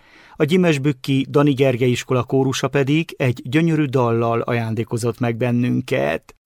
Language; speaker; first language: Hungarian; native; Hungarian